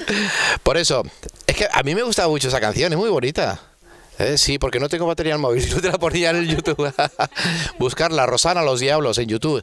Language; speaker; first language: Spanish; native; Spanish